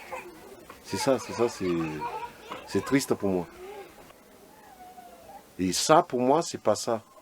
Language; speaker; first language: French; non-native, local second language; Malagasy